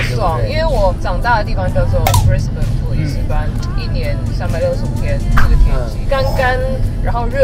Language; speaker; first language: Chinese; early bilingual, heritage; English